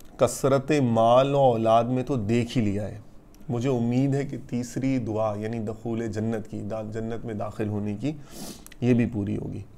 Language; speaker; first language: Urdu; native; Urdu